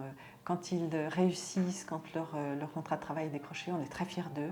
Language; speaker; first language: French; native; French